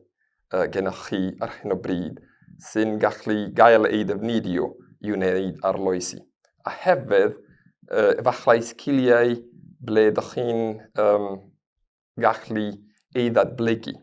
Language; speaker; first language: Welsh; non-native, learner; Spanish